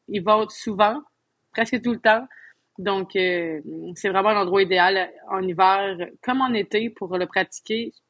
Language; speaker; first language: French; native; French